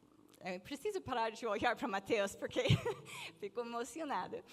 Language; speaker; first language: Portuguese; non-native, fluent; English